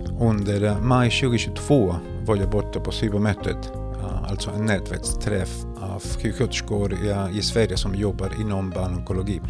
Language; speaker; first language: Swedish; non-native, fluent; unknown